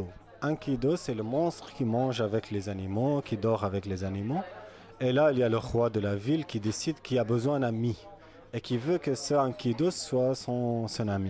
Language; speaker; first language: French; non-native, fluent; Arabic